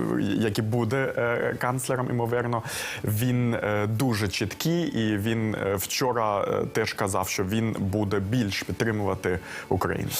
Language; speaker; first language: Ukrainian; non-native, local second language; Russian